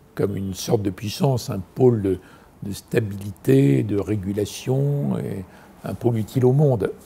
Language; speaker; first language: French; native; French